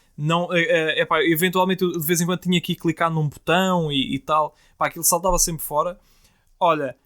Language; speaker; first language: Portuguese; native; Portuguese